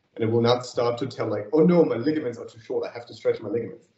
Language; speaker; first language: English; non-native, fluent; German